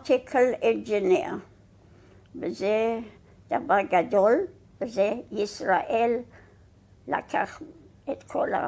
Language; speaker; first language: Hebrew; non-native, fluent; English